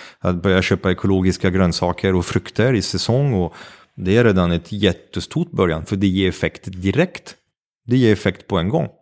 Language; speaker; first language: Swedish; non-native, fluent; French